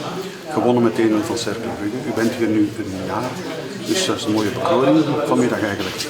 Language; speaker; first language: Dutch; native; Dutch